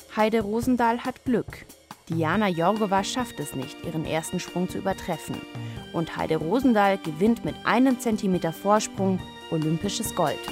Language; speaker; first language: German; native; German